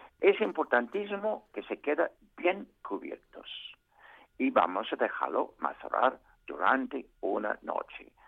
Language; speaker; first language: Spanish; non-native, fluent; English